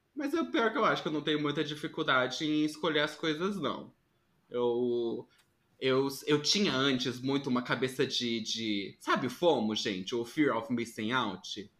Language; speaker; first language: Portuguese; early bilingual, heritage; Portuguese